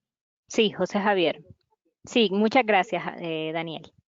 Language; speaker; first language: Spanish; native; Spanish